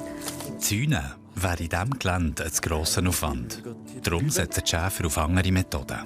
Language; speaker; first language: German; native; German